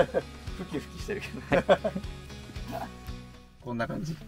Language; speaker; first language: Japanese; native; Japanese